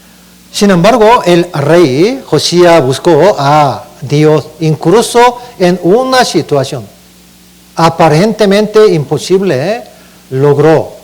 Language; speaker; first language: Spanish; non-native, learner; Korean